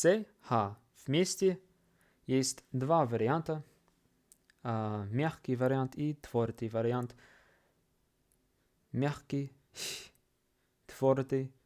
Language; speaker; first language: Russian; non-native, fluent; English